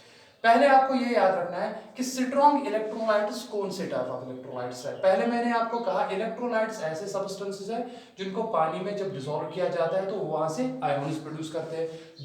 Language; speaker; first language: Hindi; non-native, local second language; Kashmiri